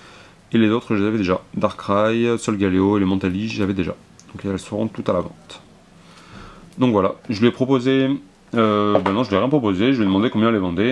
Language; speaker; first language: French; native; French